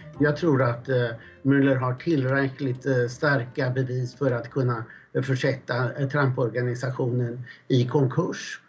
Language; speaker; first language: Swedish; native; Swedish